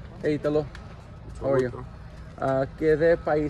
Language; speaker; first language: Spanish; non-native, learner; English